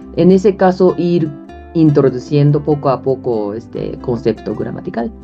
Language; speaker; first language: Spanish; non-native, fluent; Japanese